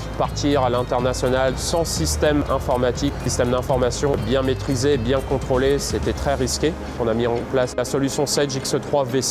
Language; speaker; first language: French; native; French